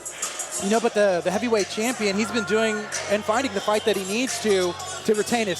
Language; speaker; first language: English; native; English